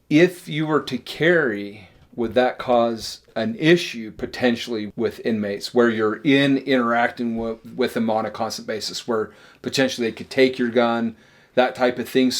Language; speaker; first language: English; native; English